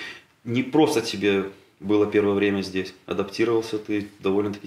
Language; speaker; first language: Russian; native; Russian